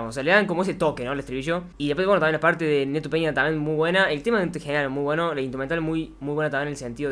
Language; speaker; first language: Spanish; native; Spanish